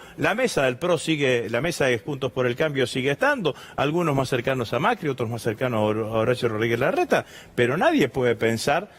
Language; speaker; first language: Spanish; native; Spanish